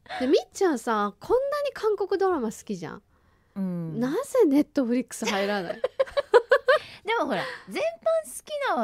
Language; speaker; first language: Japanese; native; Japanese